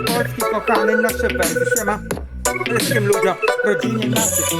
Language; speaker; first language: Polish; native; Polish